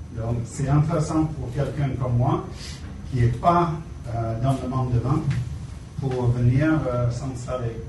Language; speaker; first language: French; non-native, fluent; English